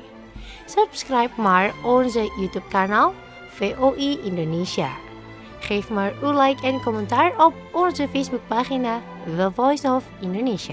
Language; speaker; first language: Dutch; non-native, learner; Indonesian